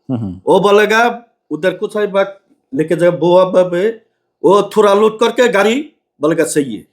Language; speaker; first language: Hindi; non-native, learner; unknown